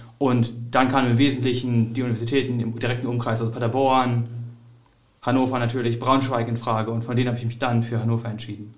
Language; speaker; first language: German; native; German